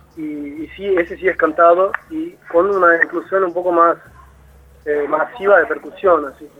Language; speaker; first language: Spanish; non-native, fluent; Portuguese